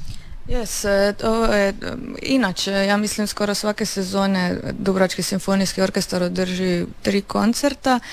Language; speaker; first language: Serbian; native; Serbian